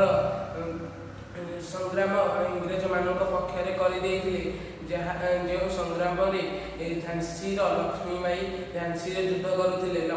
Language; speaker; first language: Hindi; non-native, local second language; Odia